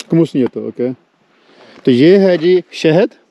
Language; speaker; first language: Russian; non-native, learner; Urdu